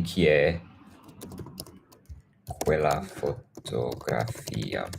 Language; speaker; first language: Italian; non-native, learner; English